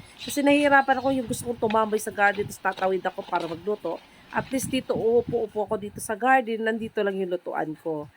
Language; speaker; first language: Filipino; non-native, local second language; Cebuano